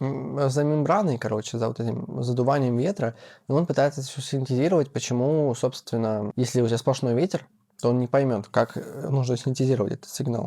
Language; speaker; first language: Russian; native; Russian